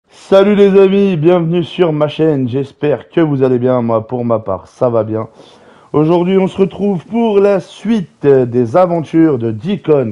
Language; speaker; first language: French; native; French